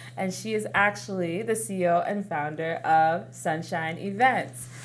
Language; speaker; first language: English; early bilingual, other home language; Yoruba